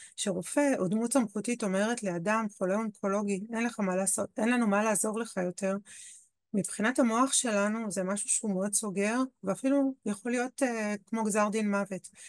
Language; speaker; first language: Hebrew; native; Hebrew